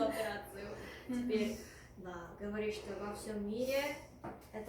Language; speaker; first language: Russian; non-native, fluent; Korean